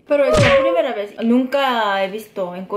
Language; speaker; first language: Spanish; non-native, learner; Korean